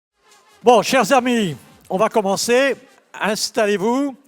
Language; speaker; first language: French; native; French